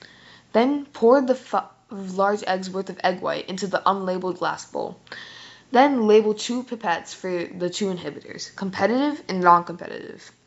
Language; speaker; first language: English; native; English